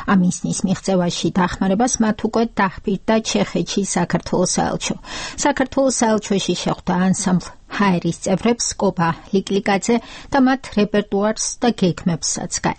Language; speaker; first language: Georgian; native; Georgian